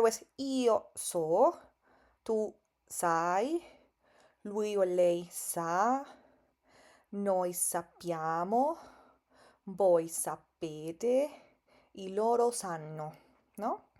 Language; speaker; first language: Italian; non-native, fluent; Spanish